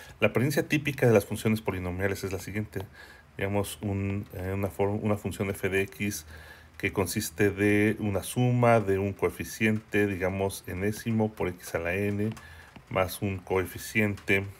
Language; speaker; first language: Spanish; native; Spanish